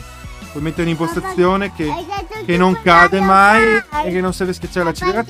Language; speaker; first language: Italian; native; Italian